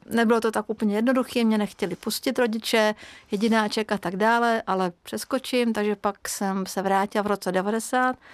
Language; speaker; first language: Czech; non-native, fluent; Hungarian